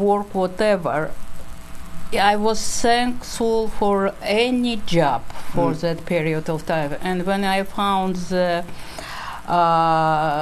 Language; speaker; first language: English; non-native, learner; Georgian